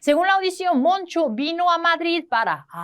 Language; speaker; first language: Spanish; non-native, fluent; Korean